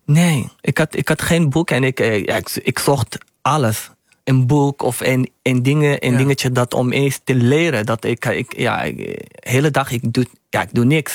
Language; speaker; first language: Dutch; non-native, learner; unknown